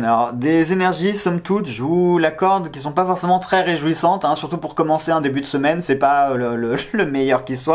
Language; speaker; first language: French; native; French